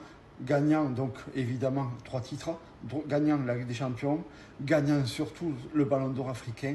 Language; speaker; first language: French; native; French